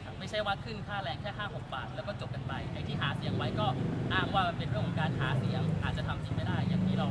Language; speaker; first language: Thai; native; Thai